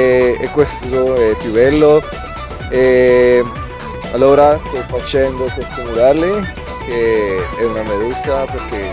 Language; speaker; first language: Italian; non-native, learner; Spanish